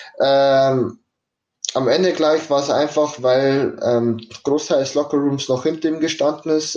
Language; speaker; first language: German; native; German